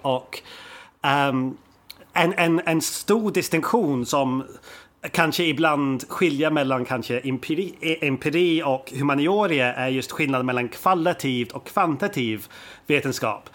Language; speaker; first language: Swedish; native; Swedish